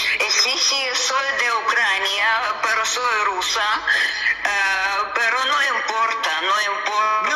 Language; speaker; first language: Spanish; non-native, learner; Russian